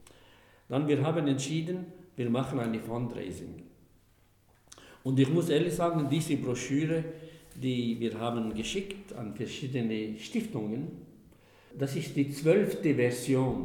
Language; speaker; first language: German; non-native, fluent; Arabic